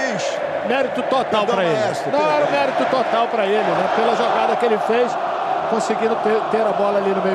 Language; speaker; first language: Portuguese; native; Portuguese